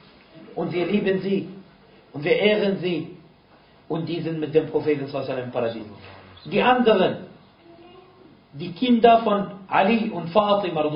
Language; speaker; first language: German; non-native, fluent; Arabic